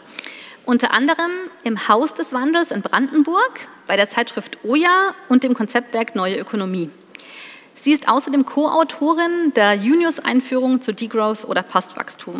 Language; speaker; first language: German; native; German